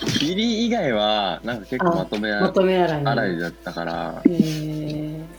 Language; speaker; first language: Japanese; native; Japanese